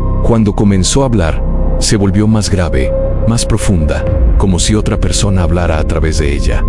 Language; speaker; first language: Spanish; native; Spanish